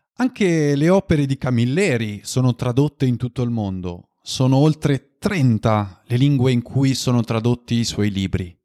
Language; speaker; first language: Italian; native; Italian